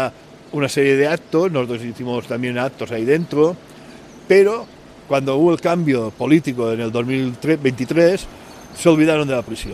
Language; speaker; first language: Spanish; native; Spanish